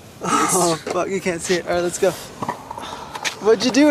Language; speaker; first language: English; native; English